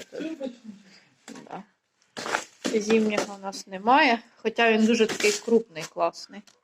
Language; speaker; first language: Ukrainian; native; Ukrainian